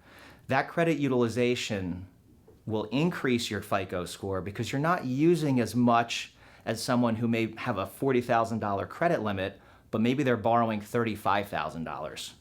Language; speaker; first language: English; native; English